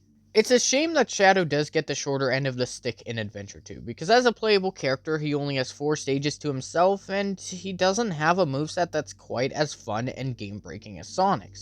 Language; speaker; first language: English; native; English